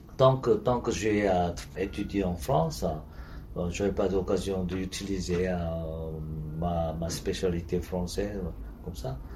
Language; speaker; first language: French; non-native, learner; Korean